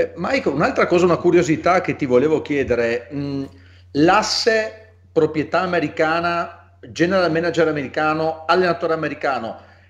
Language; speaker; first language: Italian; native; Italian